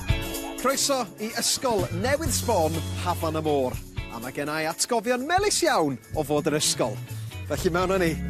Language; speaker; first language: Welsh; native; Welsh